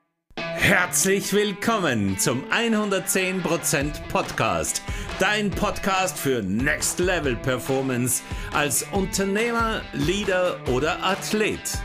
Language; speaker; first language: German; native; German